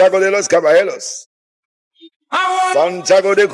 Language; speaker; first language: Spanish; non-native, learner; Haitian Creole